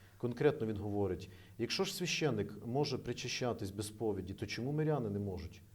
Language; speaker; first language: Ukrainian; native; Ukrainian